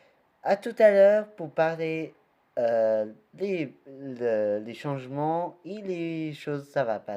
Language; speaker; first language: French; non-native, learner; Portuguese